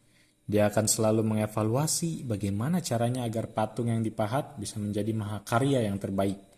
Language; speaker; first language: Indonesian; native; Indonesian